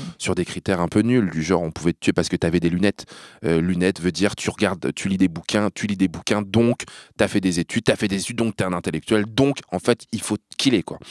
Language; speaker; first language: French; native; French